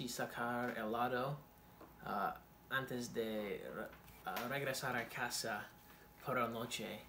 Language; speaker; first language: Spanish; non-native, learner; English